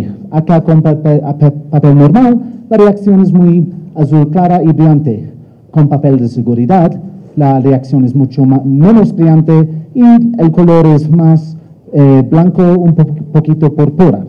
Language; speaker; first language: Spanish; non-native, learner; English